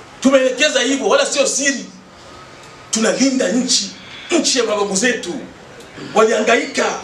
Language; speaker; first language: Swahili; native; Swahili